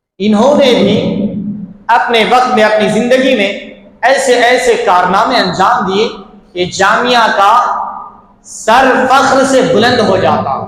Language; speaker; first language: Urdu; native; Urdu